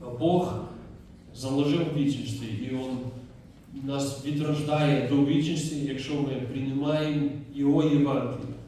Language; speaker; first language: Ukrainian; non-native, fluent; Dutch